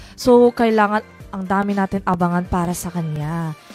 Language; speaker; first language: Filipino; non-native, fluent; Korean